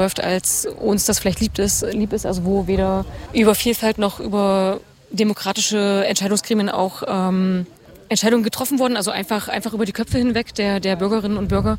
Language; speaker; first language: German; native; German